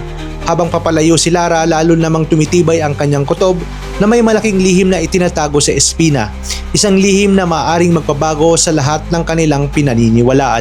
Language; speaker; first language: Filipino; native; Filipino